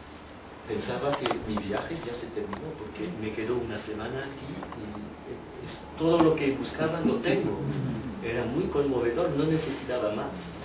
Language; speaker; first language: Spanish; non-native, fluent; French